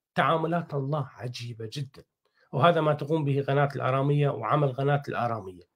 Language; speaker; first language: Arabic; non-native, fluent; Persian